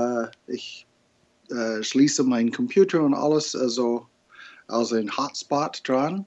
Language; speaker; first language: German; non-native, fluent; English